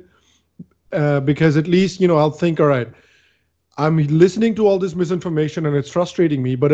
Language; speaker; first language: English; non-native, local second language; Hindi